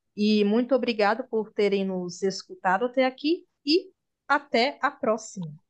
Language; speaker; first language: Portuguese; native; Portuguese